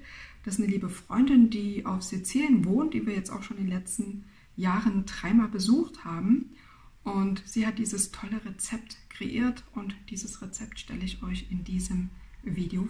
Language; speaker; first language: German; native; German